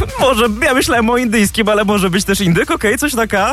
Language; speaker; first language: Polish; native; Polish